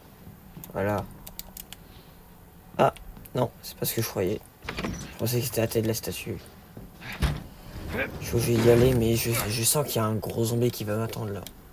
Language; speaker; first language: French; native; French